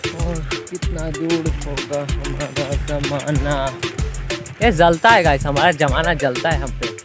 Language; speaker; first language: Hindi; non-native, local second language; Bangla